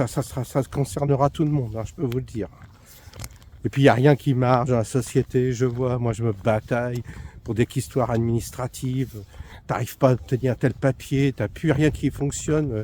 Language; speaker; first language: French; native; French